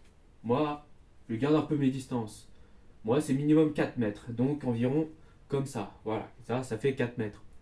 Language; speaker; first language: French; native; French